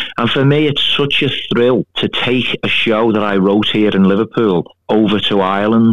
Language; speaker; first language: English; native; English